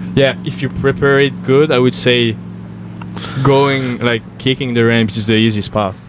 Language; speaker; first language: English; non-native, fluent; French